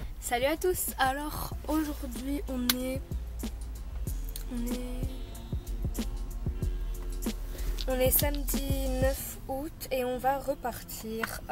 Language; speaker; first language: French; native; French